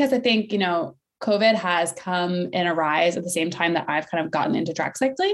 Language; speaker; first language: English; native; English